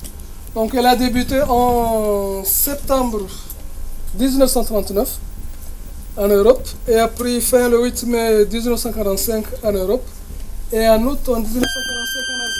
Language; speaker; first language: French; non-native, local second language; Comorian